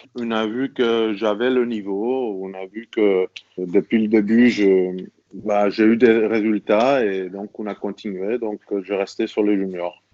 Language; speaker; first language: French; non-native, fluent; Greek